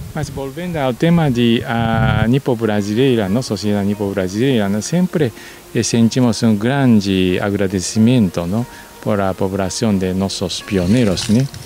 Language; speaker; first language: Portuguese; non-native, learner; Japanese